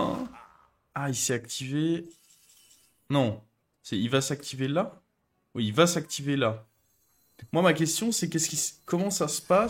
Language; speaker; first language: French; native; French